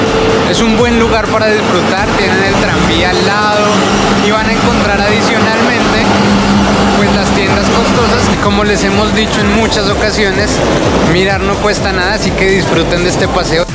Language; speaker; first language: Spanish; native; Spanish